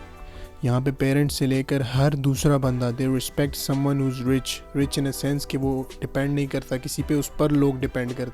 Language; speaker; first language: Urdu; non-native, local second language; Punjabi